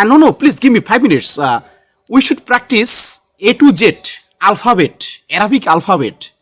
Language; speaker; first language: English; non-native, learner; Bangla